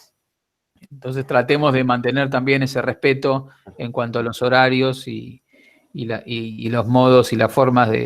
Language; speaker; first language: Spanish; native; Spanish